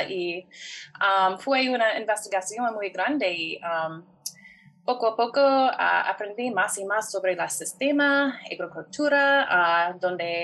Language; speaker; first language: Spanish; non-native, fluent; English